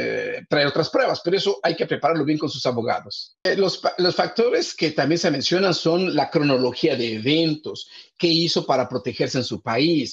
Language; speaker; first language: Spanish; native; Spanish